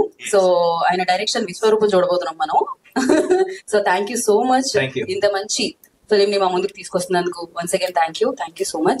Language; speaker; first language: Telugu; native; Telugu